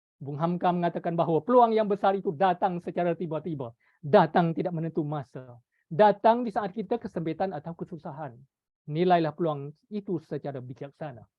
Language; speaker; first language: Malay; native; Malay